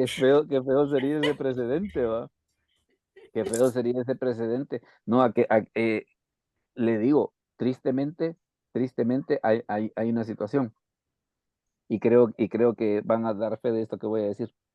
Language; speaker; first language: Spanish; native; Spanish